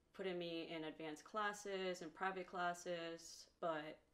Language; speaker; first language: English; native; English